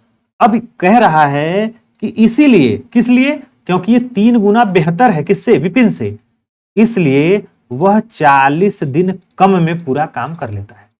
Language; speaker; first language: Hindi; native; Hindi